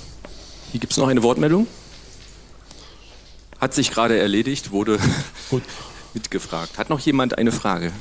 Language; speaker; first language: German; native; German